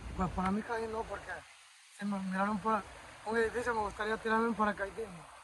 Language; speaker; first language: Spanish; native; Spanish